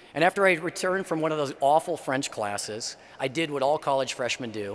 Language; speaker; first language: English; native; English